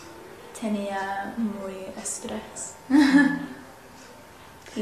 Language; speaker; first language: Spanish; non-native, learner; English